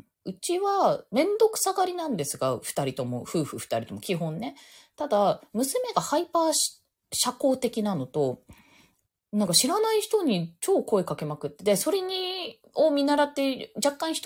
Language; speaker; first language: Japanese; native; Japanese